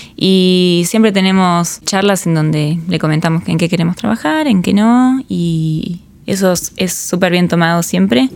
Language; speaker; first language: Spanish; native; Spanish